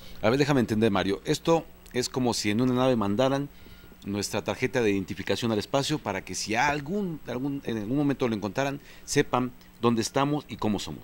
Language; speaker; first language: Spanish; native; Spanish